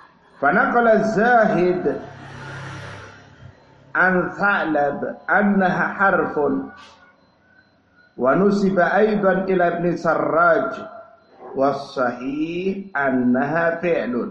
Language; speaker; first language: Arabic; non-native, fluent; Indonesian